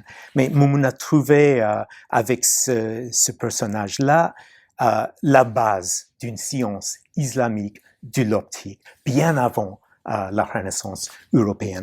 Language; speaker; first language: French; non-native, fluent; English